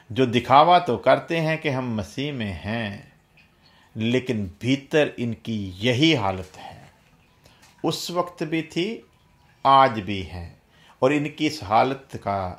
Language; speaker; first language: Hindi; non-native, local second language; Punjabi